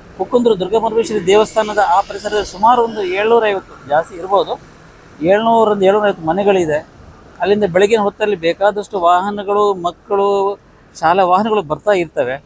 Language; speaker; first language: Kannada; native; Kannada